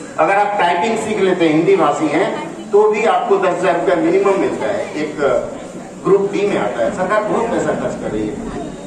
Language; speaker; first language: Hindi; native; Hindi